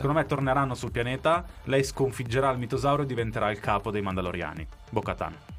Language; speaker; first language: Italian; native; Italian